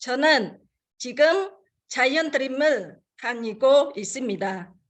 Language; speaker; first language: Korean; non-native, fluent; Khmer